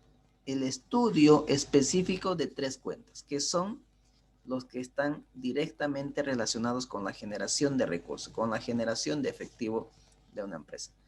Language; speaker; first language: Spanish; native; Spanish